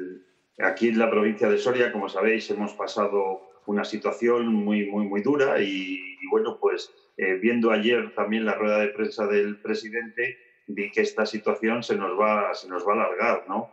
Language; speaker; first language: Spanish; native; Spanish